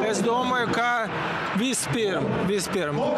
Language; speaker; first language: Latvian; non-native, learner; Russian